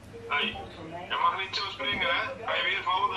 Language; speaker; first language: Dutch; native; Dutch